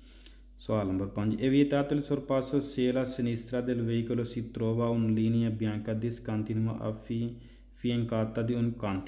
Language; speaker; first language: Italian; non-native, fluent; Punjabi